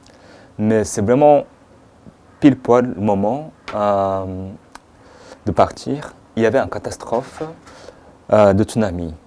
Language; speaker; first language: French; non-native, fluent; Japanese